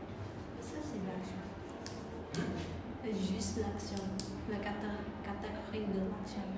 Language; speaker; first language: French; non-native, learner; Khmer